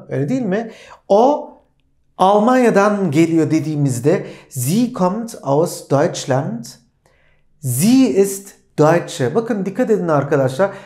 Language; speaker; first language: Turkish; native; Turkish